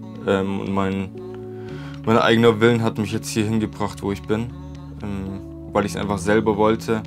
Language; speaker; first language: German; native; German